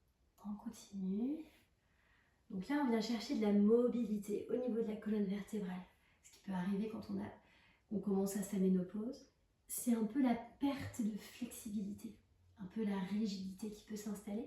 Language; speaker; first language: French; native; French